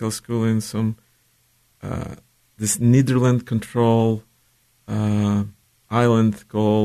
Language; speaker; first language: English; non-native, fluent; Ukrainian